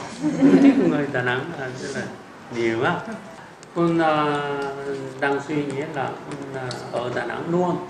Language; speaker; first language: Vietnamese; non-native, fluent; Korean